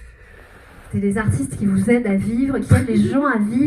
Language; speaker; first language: French; native; French